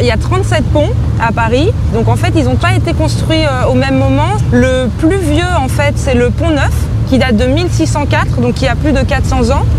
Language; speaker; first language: French; native; French